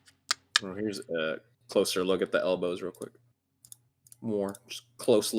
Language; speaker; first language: English; native; English